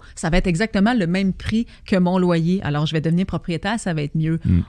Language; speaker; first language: French; native; French